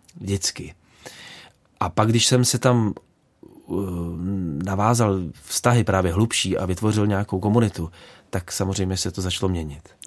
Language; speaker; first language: Czech; native; Czech